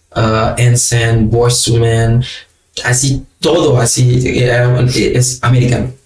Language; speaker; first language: Spanish; non-native, fluent; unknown